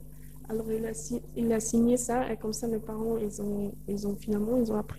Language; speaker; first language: French; non-native, learner; Polish